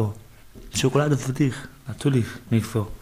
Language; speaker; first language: German; non-native, learner; Persian